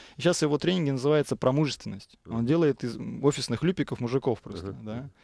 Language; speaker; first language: Russian; native; Russian